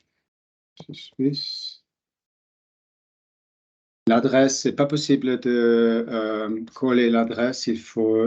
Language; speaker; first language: French; non-native, local second language; German